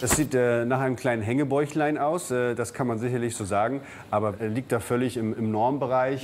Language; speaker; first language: German; native; German